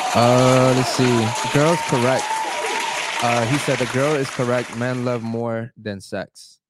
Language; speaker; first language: English; early bilingual, other home language; Spanish